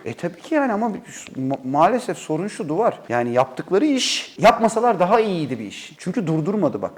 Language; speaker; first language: Turkish; native; Turkish